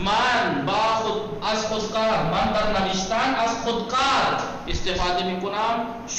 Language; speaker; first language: Persian; non-native, fluent; Urdu